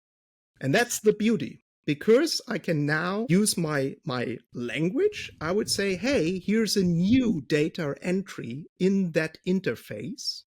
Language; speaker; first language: English; non-native, fluent; German